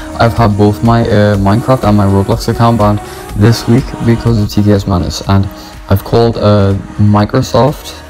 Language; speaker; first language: English; native; English